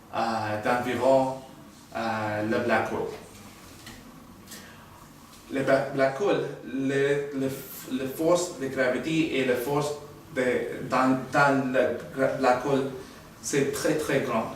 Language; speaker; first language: French; non-native, learner; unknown